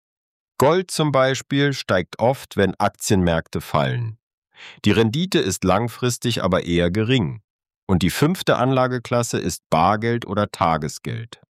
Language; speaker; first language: German; native; German